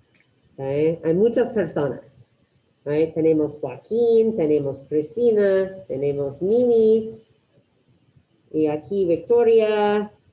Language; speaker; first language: Spanish; non-native, fluent; English